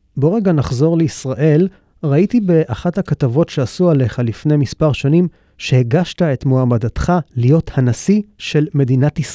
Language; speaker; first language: Hebrew; native; Hebrew